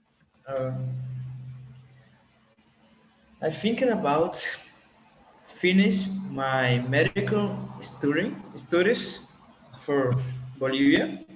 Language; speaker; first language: English; non-native, learner; Portuguese